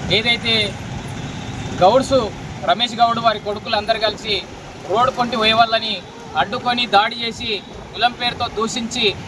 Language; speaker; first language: Telugu; native; Telugu